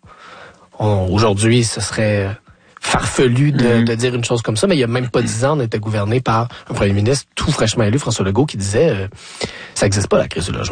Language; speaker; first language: French; native; French